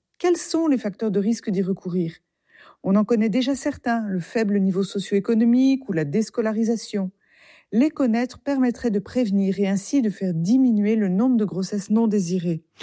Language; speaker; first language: French; native; French